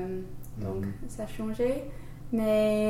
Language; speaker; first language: French; non-native, learner; English